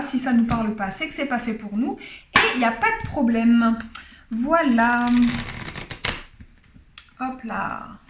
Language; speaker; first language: French; native; French